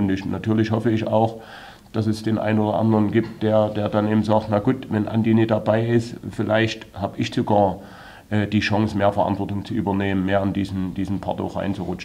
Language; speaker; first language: German; native; German